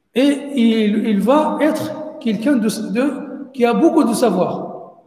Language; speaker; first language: French; non-native, local second language; Arabic